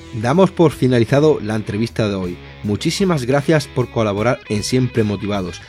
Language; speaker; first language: Spanish; native; Spanish